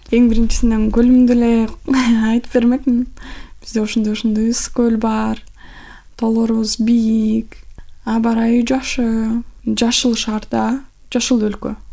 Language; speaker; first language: Kyrgyz; non-native, local second language; Russian